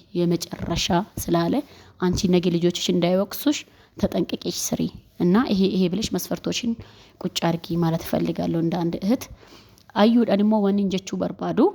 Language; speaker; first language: Amharic; non-native, local second language; Oromo